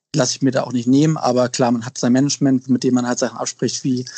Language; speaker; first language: German; native; German